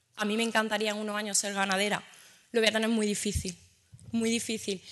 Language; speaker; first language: Spanish; native; Spanish